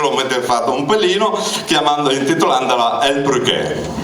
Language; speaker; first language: Italian; native; Italian